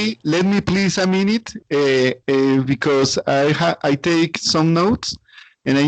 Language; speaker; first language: English; non-native, learner; Spanish